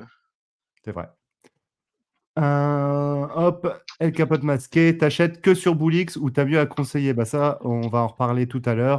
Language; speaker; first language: French; native; French